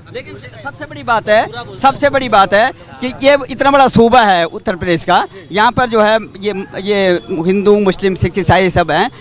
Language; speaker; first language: Hindi; native; Hindi